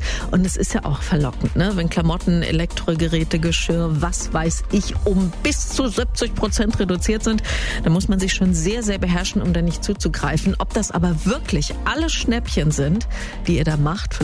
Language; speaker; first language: German; native; German